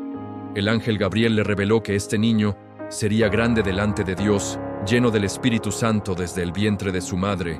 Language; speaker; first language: Spanish; native; Spanish